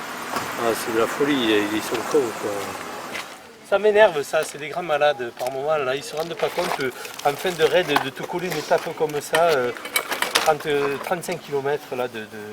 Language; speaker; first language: French; native; French